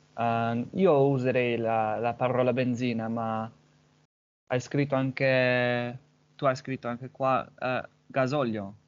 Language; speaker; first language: Italian; non-native, learner; English